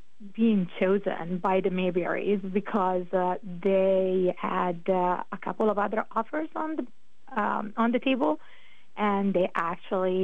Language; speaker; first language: English; non-native, fluent; Italian